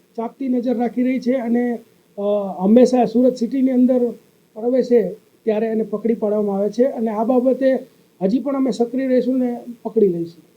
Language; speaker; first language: Gujarati; native; Gujarati